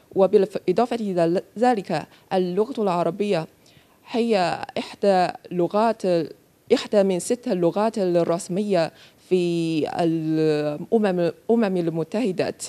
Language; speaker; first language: Arabic; non-native, learner; Chinese